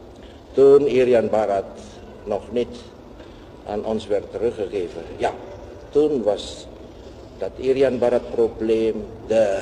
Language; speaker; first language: Dutch; non-native, local second language; Javanese